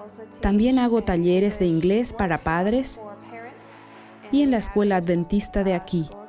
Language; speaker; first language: Spanish; non-native, fluent; English